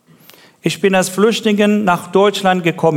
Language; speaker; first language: German; non-native, learner; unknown